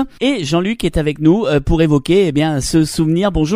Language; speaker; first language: French; native; French